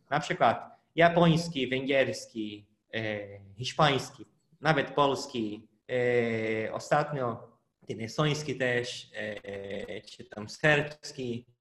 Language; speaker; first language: Polish; non-native, fluent; Portuguese